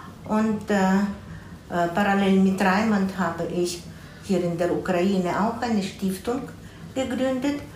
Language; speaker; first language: German; non-native, fluent; Russian